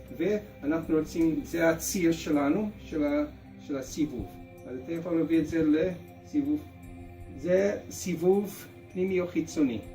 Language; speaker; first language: Hebrew; non-native, fluent; English